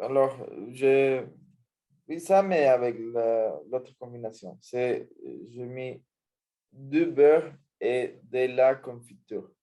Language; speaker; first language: French; non-native, learner; Spanish